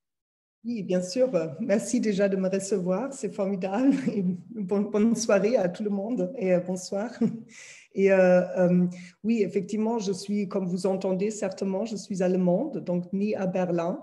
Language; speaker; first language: French; non-native, fluent; German